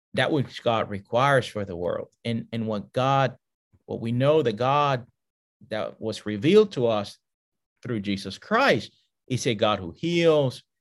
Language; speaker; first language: English; early bilingual, other home language; Spanish